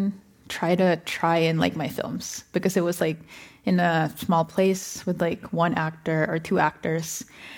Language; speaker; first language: English; non-native, local second language; Filipino